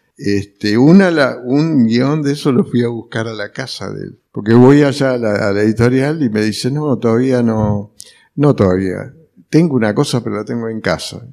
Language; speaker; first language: Spanish; early bilingual, other home language; Italian